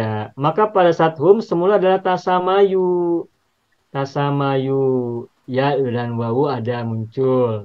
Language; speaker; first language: Indonesian; native; Indonesian